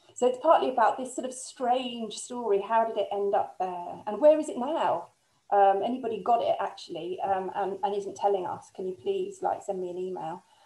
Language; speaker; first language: English; native; English